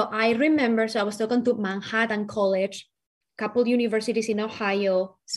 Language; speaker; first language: English; non-native, fluent; Spanish